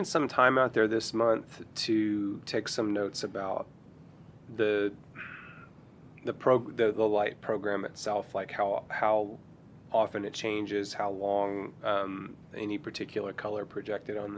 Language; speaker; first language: English; native; English